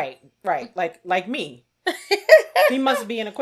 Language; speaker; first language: English; native; English